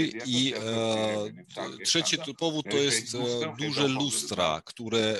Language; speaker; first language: Polish; non-native, fluent; Georgian